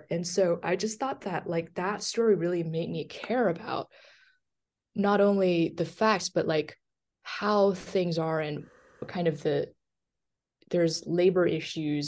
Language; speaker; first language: English; non-native, fluent; Chinese